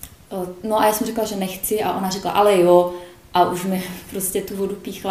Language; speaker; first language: Czech; native; Czech